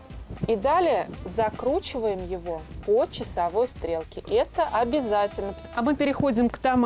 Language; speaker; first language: Russian; native; Russian